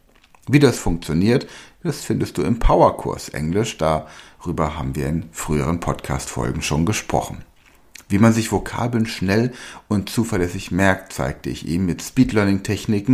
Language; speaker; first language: German; native; German